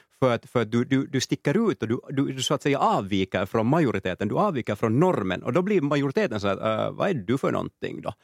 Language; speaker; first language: Swedish; native; Swedish